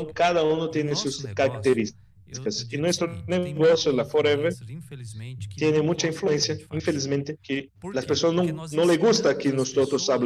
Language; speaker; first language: Spanish; non-native, learner; Portuguese